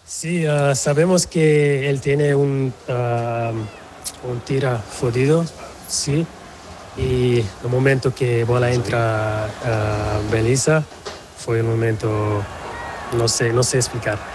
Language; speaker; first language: Spanish; non-native, learner; Portuguese